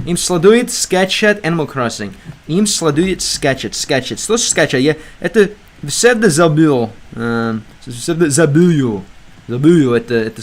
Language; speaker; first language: Russian; non-native, learner; English